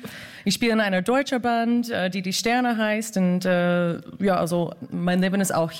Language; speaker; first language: German; non-native, learner; English